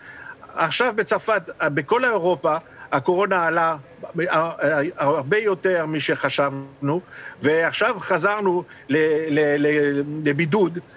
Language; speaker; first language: Hebrew; non-native, fluent; French